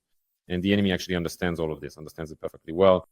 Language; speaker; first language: English; non-native, fluent; Ukrainian